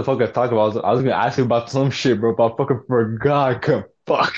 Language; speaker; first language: English; non-native, fluent; Spanish